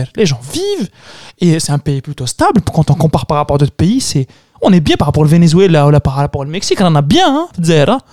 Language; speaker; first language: French; non-native, local second language; Arabic